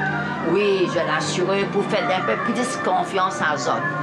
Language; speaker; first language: French; non-native, local second language; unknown